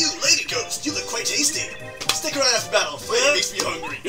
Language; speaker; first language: English; native; English